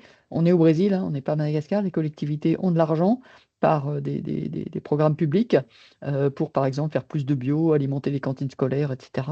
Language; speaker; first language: French; native; French